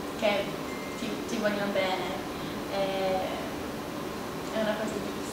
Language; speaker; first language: Italian; non-native, fluent; Maltese